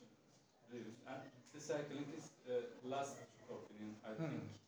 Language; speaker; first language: English; non-native, learner; Turkish